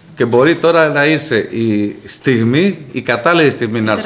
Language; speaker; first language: Greek; non-native, fluent; Spanish